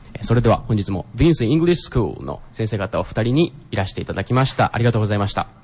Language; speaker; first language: Japanese; native; Japanese